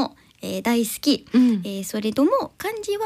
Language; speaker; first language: Japanese; non-native, learner; English